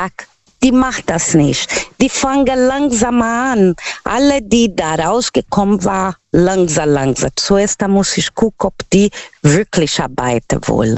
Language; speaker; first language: German; non-native, learner; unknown